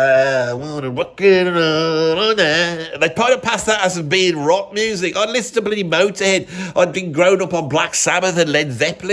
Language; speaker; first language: English; native; English